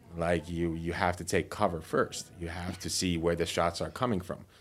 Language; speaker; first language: English; non-native, fluent; Finnish